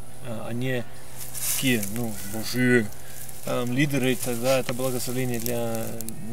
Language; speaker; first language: Russian; non-native, fluent; English